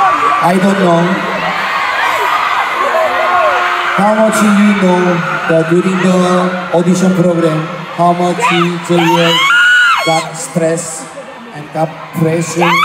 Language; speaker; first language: English; non-native, learner; Korean